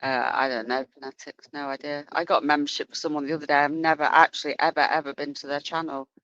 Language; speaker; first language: English; native; English